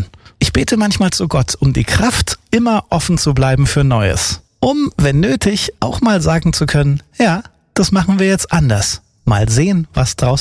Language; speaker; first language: German; native; German